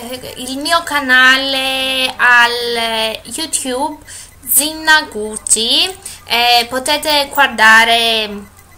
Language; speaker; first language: Italian; non-native, learner; Greek